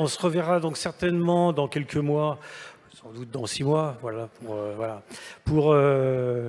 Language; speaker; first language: French; native; French